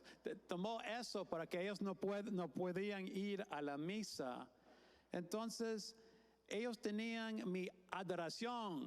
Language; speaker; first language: Spanish; non-native, fluent; English